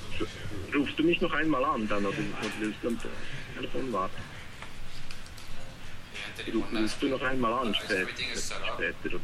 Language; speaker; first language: German; native; German